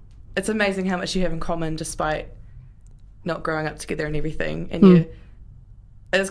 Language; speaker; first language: English; native; English